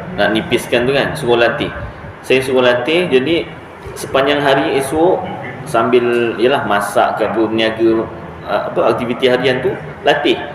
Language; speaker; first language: Malay; native; Malay